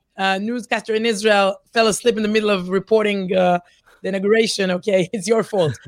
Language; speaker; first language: English; non-native, fluent; Hebrew